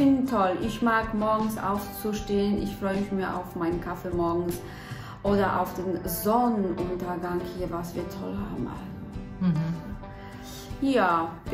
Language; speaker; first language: German; non-native, fluent; Polish